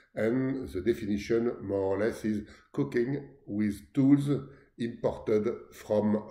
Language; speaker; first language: English; non-native, fluent; French